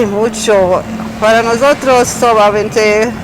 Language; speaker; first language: Spanish; non-native, learner; English